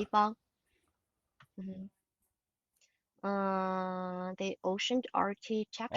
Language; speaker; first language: English; non-native, learner; Chinese